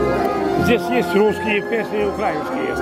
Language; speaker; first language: Russian; non-native, local second language; Ukrainian